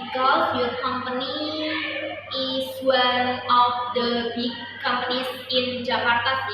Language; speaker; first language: English; non-native, learner; Indonesian